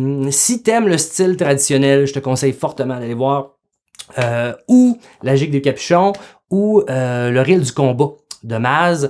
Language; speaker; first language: French; native; French